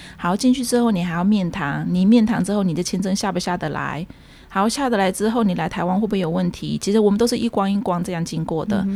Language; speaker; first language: Chinese; early bilingual, heritage; Chinese